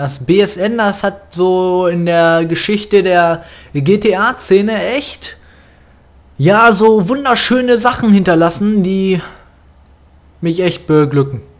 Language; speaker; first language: German; native; German